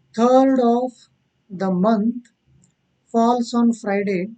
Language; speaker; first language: English; non-native, local second language; Kannada